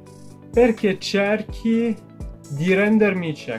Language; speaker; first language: Italian; non-native, fluent; French